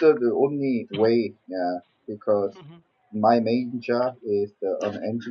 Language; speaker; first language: English; non-native, learner; Korean